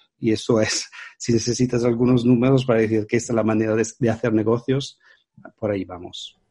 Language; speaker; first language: Spanish; non-native, fluent; Italian